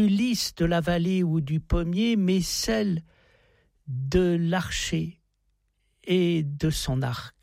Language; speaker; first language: French; native; French